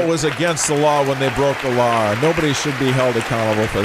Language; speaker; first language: English; native; English